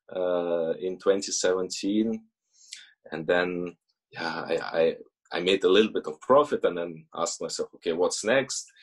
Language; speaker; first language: English; early bilingual, other home language; Russian